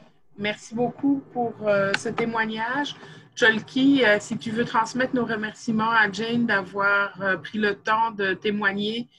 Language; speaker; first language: French; native; French